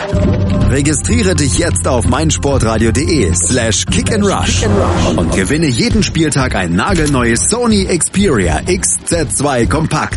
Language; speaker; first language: German; native; German